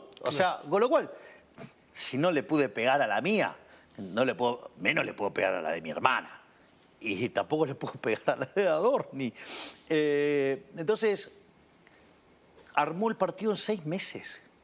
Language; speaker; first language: Spanish; native; Spanish